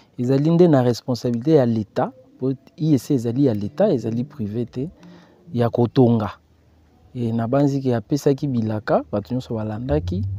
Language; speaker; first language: Lingala; non-native, local second language; Luba-Lulua